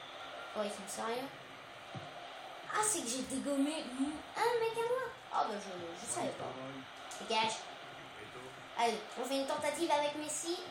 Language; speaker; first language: French; native; French